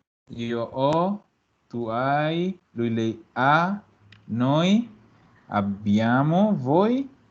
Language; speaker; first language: Italian; non-native, fluent; Spanish